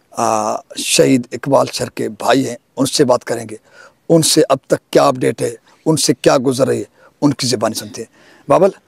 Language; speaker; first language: Urdu; non-native, local second language; Sindhi